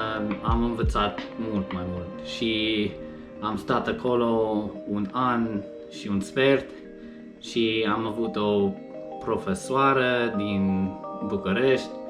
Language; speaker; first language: Romanian; non-native, learner; English